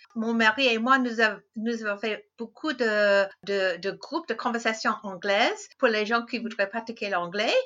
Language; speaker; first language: French; non-native, fluent; English